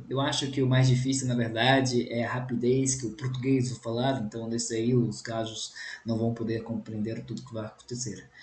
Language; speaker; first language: Portuguese; native; Portuguese